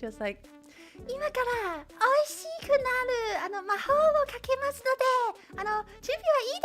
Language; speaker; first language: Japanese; non-native, learner; Chinese